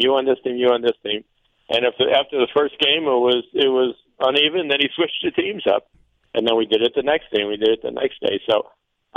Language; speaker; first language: English; native; English